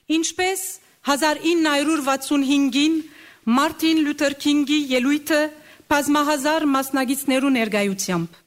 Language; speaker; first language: Armenian; early bilingual, heritage; Armenian